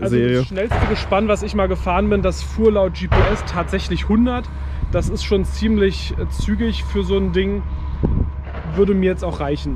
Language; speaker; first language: German; native; German